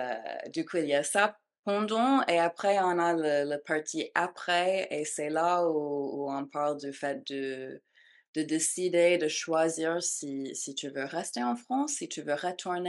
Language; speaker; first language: French; non-native, fluent; English